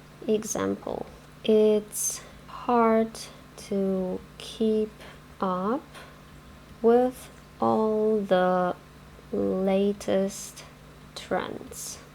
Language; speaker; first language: English; non-native, fluent; Ukrainian